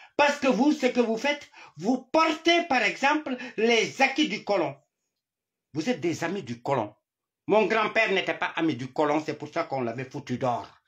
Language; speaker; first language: French; non-native, local second language; Wolof